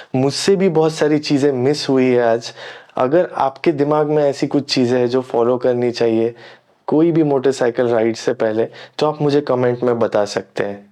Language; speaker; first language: Hindi; non-native, local second language; Marathi